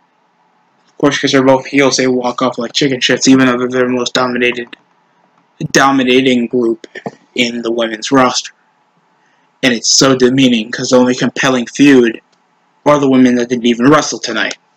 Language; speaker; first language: English; native; English